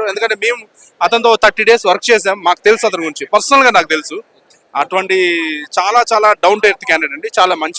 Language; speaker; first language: Telugu; native; Telugu